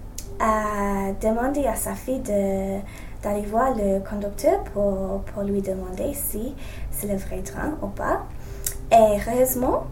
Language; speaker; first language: French; non-native, learner; English